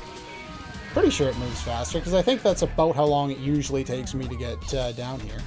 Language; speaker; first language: English; native; English